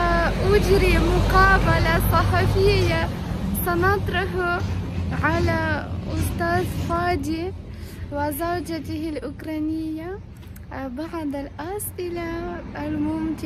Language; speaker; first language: Arabic; non-native, fluent; Ukrainian